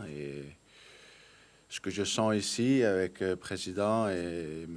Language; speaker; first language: French; non-native, fluent; Danish